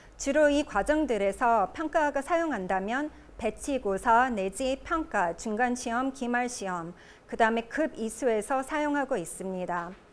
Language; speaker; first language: Korean; native; Korean